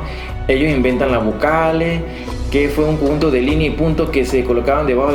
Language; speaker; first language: Spanish; native; Spanish